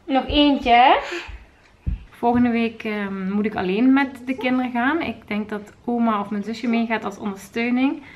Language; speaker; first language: Dutch; native; Dutch